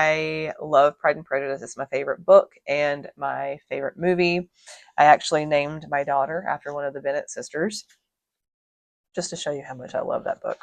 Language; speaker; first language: English; native; English